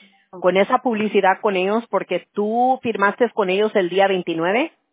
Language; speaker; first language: Spanish; early bilingual, heritage; Spanish